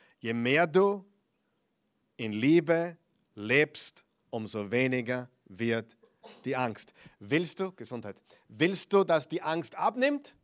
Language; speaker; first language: German; non-native, fluent; English